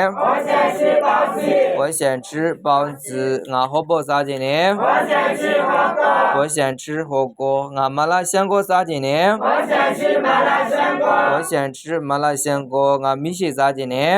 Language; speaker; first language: Chinese; non-native, fluent; Burmese